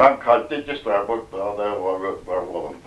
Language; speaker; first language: Norwegian; early bilingual, heritage; Norwegian